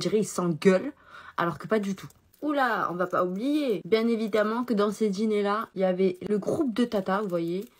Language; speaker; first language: French; early bilingual, other home language; Chinese